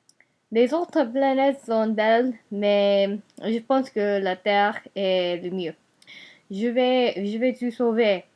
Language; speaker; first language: French; non-native, learner; Japanese